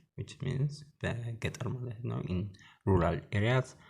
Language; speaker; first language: English; non-native, local second language; Amharic